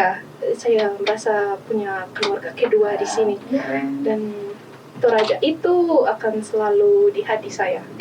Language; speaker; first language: Indonesian; non-native, learner; Malagasy